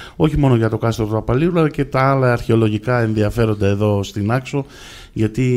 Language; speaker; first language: Greek; native; Greek